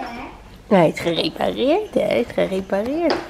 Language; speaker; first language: Dutch; native; Dutch